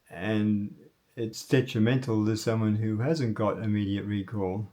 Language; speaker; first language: English; native; English